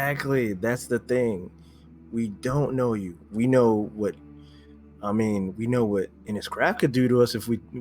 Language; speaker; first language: English; native; English